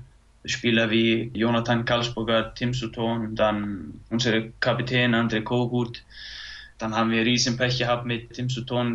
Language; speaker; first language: German; non-native, fluent; Icelandic